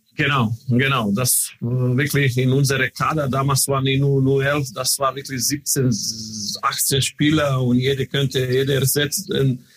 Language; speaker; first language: German; non-native, learner; Croatian